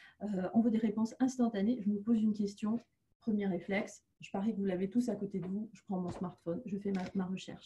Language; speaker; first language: French; native; French